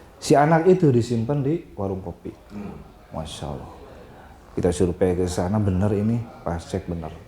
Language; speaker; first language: Indonesian; non-native, local second language; Sundanese